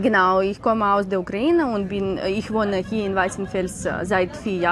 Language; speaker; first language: German; non-native, learner; Ukrainian